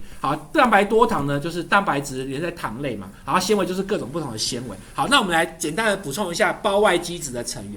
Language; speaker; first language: Chinese; native; Chinese